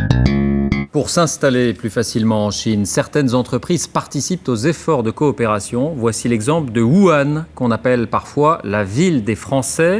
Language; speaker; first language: French; native; French